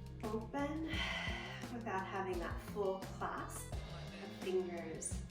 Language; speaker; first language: English; native; English